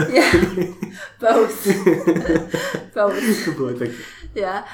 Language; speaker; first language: English; non-native, fluent; Chinese